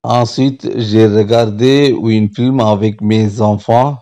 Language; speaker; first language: French; non-native, learner; Tamil